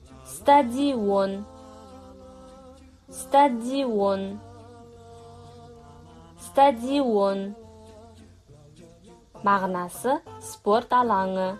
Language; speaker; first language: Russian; non-native, fluent; Kazakh